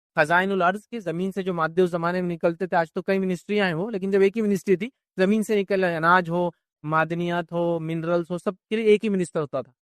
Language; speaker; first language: Urdu; native; Urdu